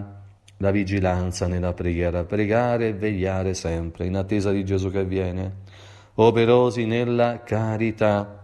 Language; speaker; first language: Italian; native; Italian